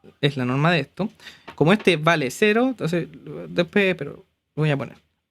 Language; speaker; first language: Spanish; native; Spanish